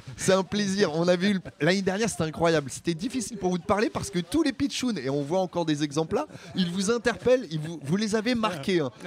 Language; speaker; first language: French; native; French